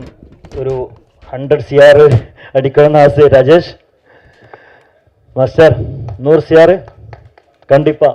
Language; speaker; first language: Tamil; non-native, learner; Malayalam